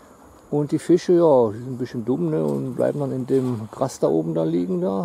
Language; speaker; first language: German; native; German